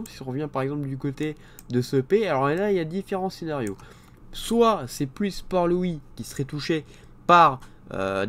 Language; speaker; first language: French; native; French